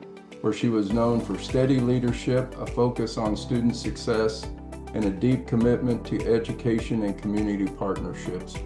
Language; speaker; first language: English; native; English